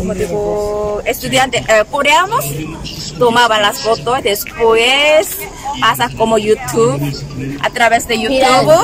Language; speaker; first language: Spanish; non-native, learner; Korean